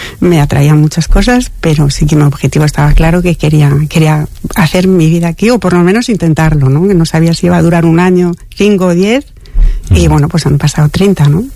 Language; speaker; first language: Spanish; non-native, fluent; French